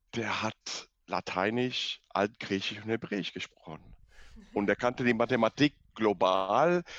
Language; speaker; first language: German; non-native, fluent; Spanish